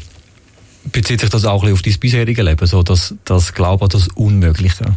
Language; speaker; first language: German; native; German